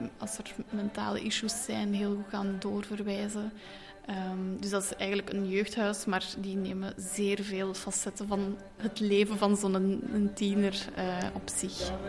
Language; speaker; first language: Dutch; native; Dutch